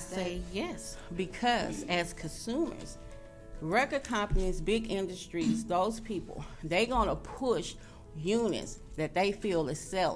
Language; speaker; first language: English; native; English